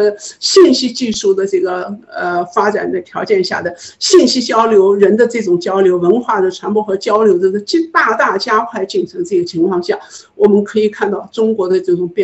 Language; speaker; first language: Chinese; native; Chinese